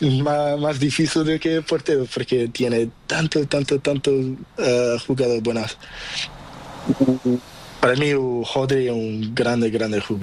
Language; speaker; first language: Spanish; non-native, learner; Portuguese